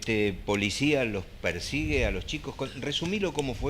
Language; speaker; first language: Spanish; native; Spanish